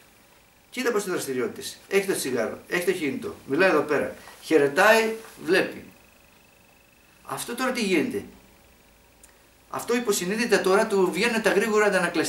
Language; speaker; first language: Greek; native; Greek